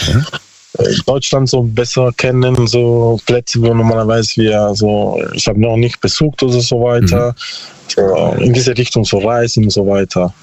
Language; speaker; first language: German; non-native, learner; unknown